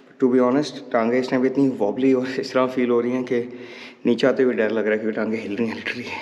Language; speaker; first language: Urdu; non-native, local second language; Punjabi